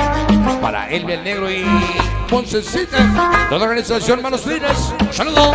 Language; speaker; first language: Spanish; native; Spanish